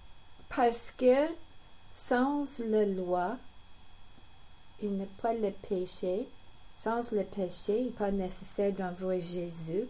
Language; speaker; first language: French; non-native, learner; English